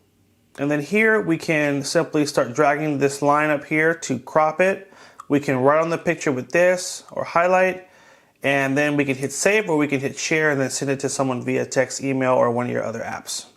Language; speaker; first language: English; native; English